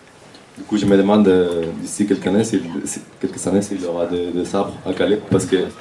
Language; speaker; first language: French; non-native, fluent; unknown